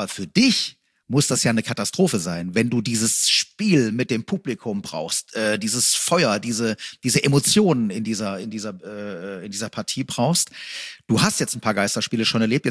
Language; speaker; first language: German; native; German